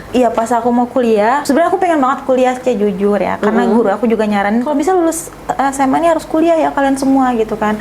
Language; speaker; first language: Indonesian; native; Indonesian